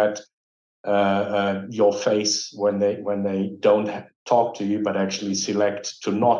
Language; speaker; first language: English; non-native, fluent; German